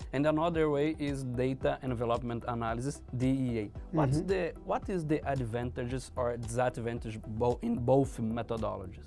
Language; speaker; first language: English; non-native, learner; Portuguese